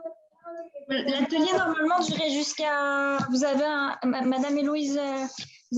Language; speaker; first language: French; non-native, fluent; Spanish